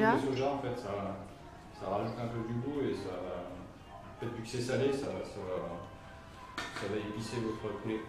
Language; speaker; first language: French; native; French